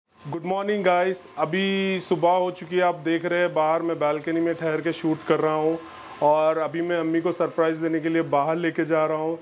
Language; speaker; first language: Hindi; native; Hindi